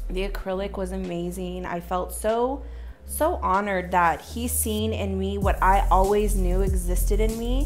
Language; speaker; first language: English; native; English